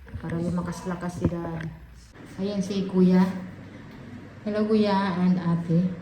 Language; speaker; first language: Filipino; non-native, local second language; Cebuano